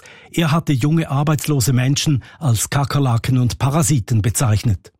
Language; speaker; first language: German; native; German